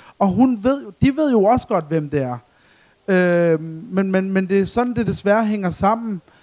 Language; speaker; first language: Danish; early bilingual, other home language; Arabic